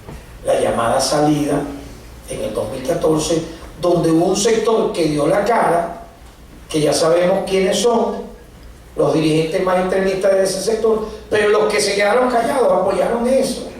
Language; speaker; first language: Spanish; native; Spanish